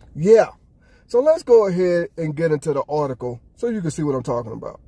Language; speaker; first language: English; native; English